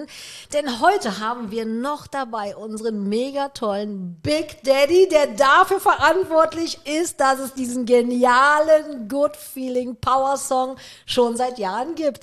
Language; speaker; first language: German; native; German